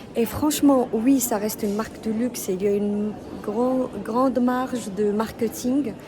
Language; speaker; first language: French; non-native, local second language; Arabic